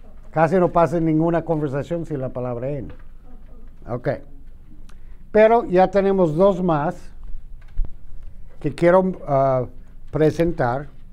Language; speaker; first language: Spanish; native; Spanish